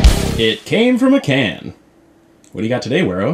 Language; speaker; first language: English; native; English